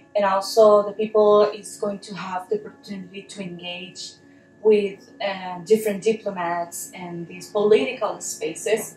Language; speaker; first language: English; non-native, fluent; Spanish